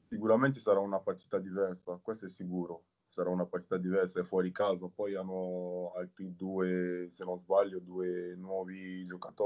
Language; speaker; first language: Italian; non-native, fluent; French